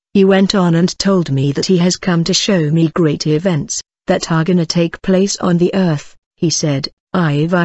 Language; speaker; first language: English; non-native, local second language; Zulu